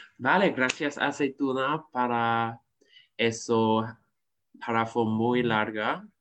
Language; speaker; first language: Spanish; non-native, learner; English